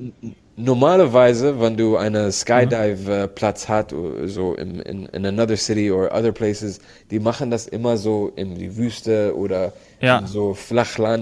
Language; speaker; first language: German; non-native, learner; Arabic